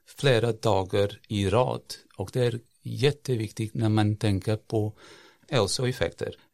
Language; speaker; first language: Swedish; non-native, fluent; Portuguese